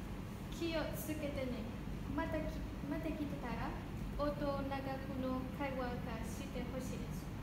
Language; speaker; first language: Japanese; non-native, learner; Malay